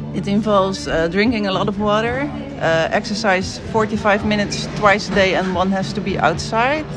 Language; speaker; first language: English; non-native, fluent; Dutch